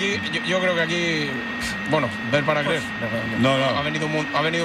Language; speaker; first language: Spanish; native; Spanish